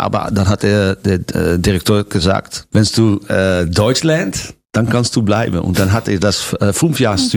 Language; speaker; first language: German; non-native, fluent; Dutch